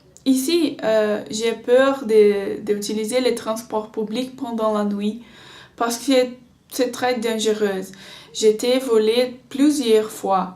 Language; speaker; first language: French; non-native, learner; Portuguese